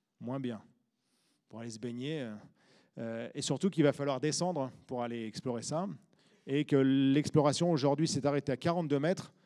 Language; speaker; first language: French; native; French